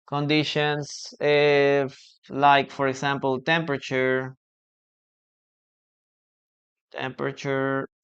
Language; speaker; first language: English; non-native, fluent; Spanish